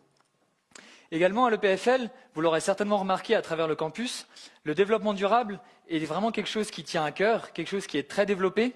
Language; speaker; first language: French; native; French